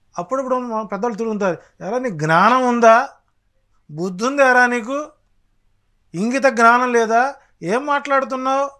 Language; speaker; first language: Telugu; native; Telugu